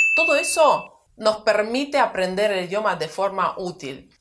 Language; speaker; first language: Spanish; non-native, fluent; Russian